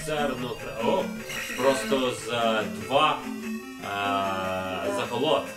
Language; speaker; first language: Russian; non-native, learner; English